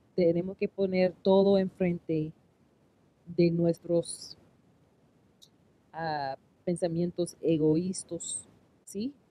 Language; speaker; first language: Spanish; non-native, learner; English